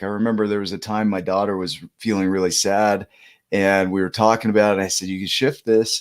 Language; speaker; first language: English; native; English